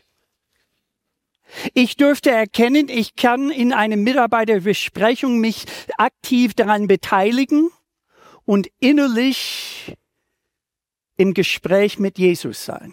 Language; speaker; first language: German; native; German